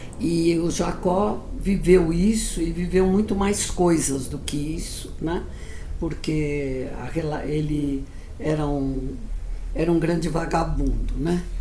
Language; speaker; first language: Portuguese; early bilingual, other home language; Yiddish